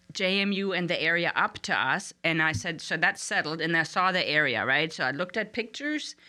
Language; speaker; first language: English; non-native, fluent; German